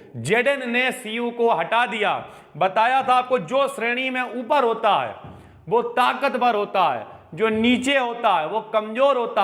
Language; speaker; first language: Hindi; native; Hindi